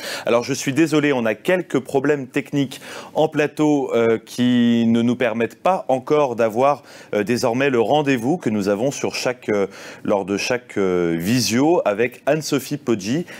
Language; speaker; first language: French; native; French